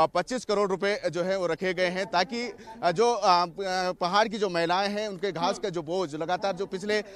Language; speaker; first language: Hindi; native; Hindi